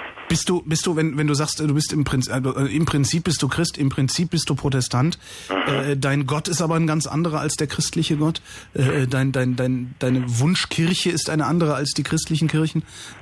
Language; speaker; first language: German; native; German